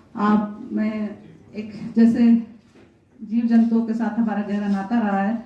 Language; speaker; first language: Hindi; non-native, local second language; Rajasthani